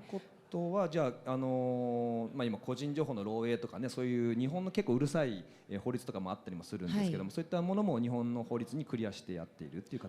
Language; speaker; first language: Japanese; native; Japanese